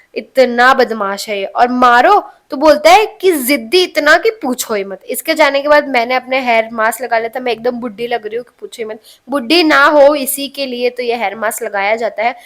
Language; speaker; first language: Hindi; non-native, local second language; Marathi